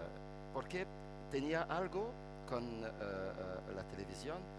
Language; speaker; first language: Spanish; non-native, fluent; French